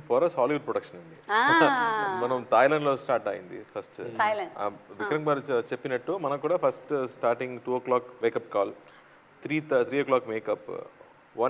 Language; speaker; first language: Telugu; non-native, local second language; Tamil